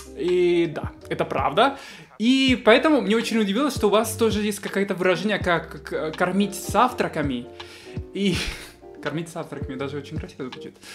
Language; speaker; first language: Russian; non-native, fluent; Spanish